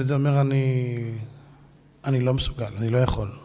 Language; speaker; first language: Hebrew; native; Hebrew